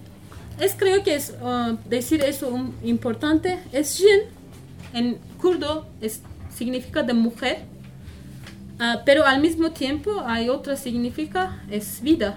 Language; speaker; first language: Spanish; non-native, learner; Kurdish